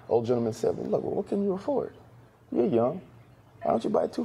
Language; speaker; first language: English; native; English